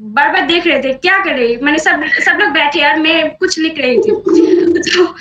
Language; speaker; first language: Hindi; non-native, local second language; Bangla